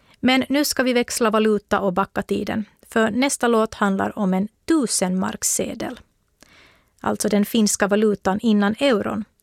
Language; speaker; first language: Swedish; native; Swedish